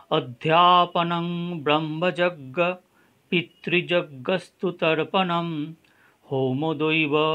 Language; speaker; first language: Hindi; non-native, local second language; Bangla